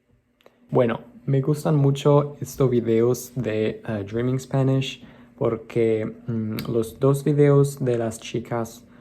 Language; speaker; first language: Spanish; non-native, learner; Italian